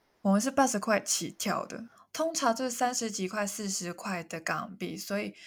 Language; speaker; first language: Chinese; non-native, local second language; Cantonese